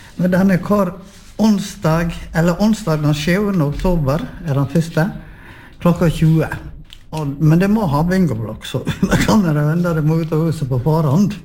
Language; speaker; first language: Norwegian; native; Norwegian